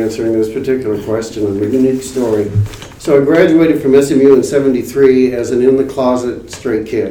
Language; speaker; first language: English; native; English